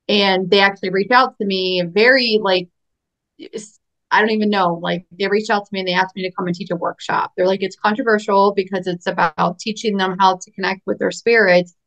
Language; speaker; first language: English; native; English